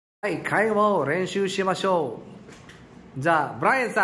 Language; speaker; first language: Japanese; non-native, fluent; Filipino